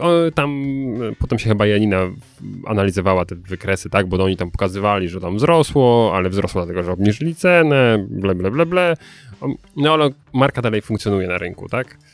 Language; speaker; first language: Polish; native; Polish